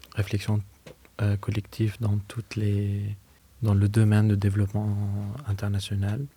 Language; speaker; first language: French; non-native, fluent; Arabic